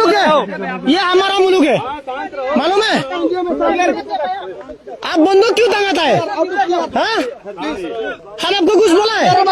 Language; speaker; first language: Hindi; non-native, learner; Bangla